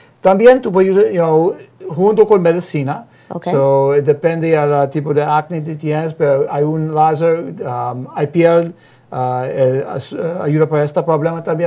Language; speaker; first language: Spanish; non-native, learner; English